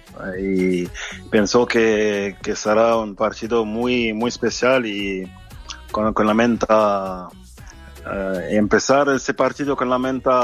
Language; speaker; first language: Spanish; non-native, fluent; French